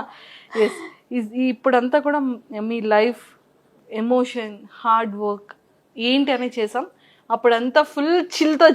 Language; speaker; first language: Telugu; native; Telugu